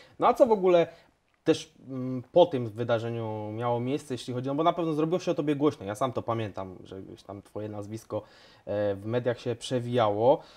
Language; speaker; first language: Polish; native; Polish